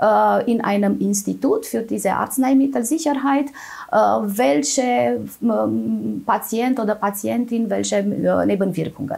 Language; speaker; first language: German; non-native, fluent; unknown